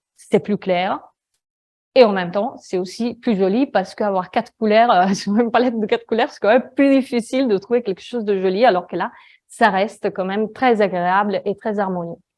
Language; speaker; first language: French; non-native, fluent; Italian